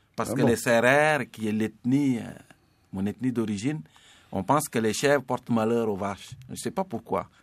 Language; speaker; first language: French; non-native, local second language; Serer